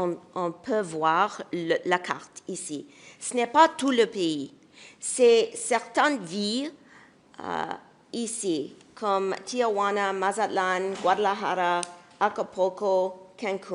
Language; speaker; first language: French; non-native, local second language; English